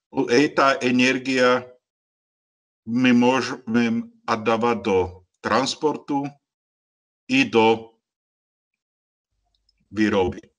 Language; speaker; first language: Russian; non-native, learner; Slovak